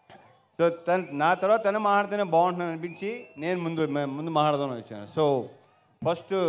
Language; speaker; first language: Telugu; native; Telugu